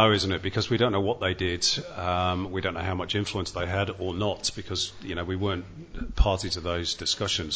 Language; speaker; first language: English; native; English